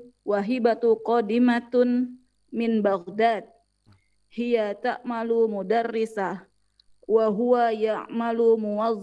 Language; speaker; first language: Arabic; non-native, learner; Indonesian